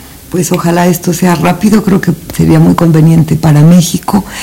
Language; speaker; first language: Spanish; native; Spanish